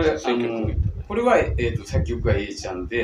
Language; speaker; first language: Japanese; native; Japanese